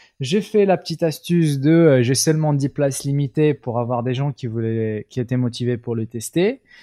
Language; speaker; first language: French; non-native, local second language; Arabic